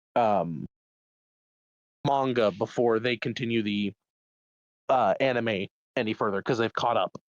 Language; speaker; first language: English; native; English